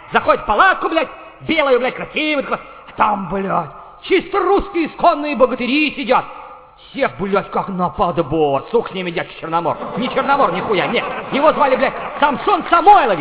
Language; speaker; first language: Russian; native; Russian